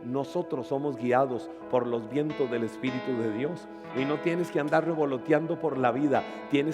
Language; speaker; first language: Spanish; native; Spanish